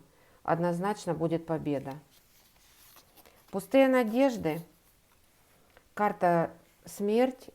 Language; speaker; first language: Russian; native; Russian